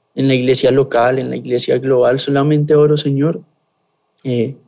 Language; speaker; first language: Spanish; native; Spanish